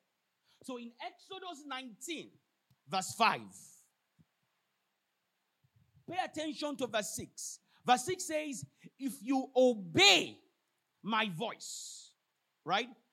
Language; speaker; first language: English; non-native, local second language; Yoruba